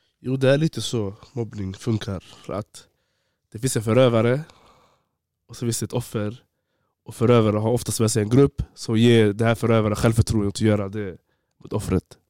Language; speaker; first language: Swedish; early bilingual, other home language; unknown